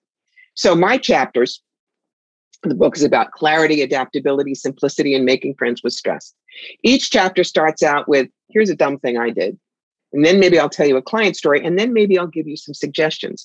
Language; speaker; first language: English; native; English